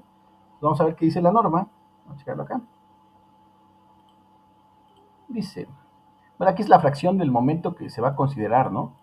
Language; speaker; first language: Spanish; native; Spanish